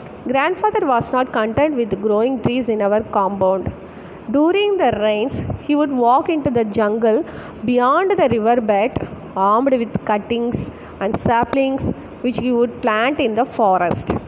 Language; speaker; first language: English; non-native, local second language; Tamil